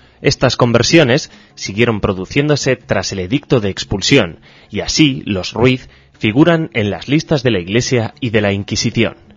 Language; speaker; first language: Spanish; native; Spanish